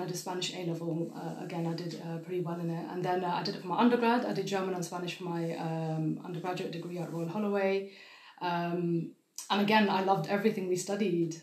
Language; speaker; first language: English; non-native, fluent; German